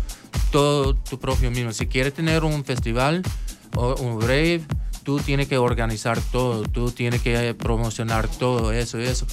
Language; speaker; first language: Spanish; non-native, local second language; English